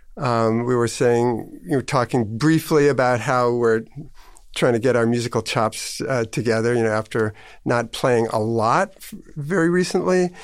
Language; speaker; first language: English; native; English